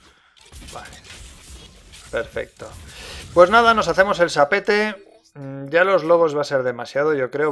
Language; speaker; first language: Spanish; native; Spanish